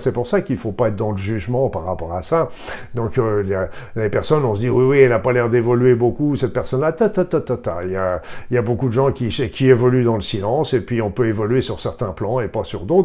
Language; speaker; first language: French; native; French